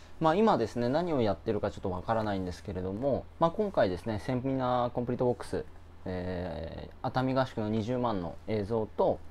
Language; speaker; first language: Japanese; native; Japanese